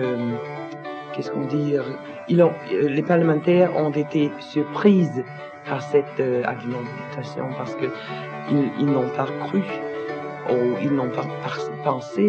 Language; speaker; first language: French; non-native, learner; Danish